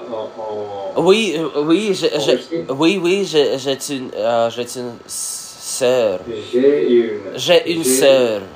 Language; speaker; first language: French; non-native, learner; Russian